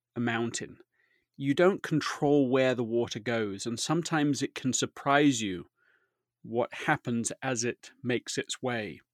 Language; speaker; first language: English; native; English